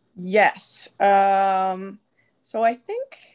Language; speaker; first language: English; native; English